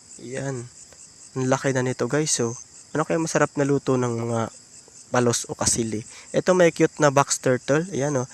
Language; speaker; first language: Filipino; native; Filipino